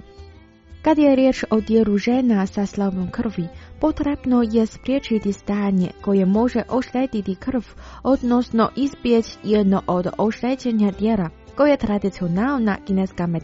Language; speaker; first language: Croatian; non-native, fluent; Chinese